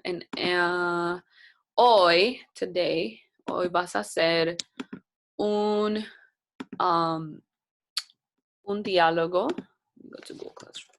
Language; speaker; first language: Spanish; non-native, fluent; English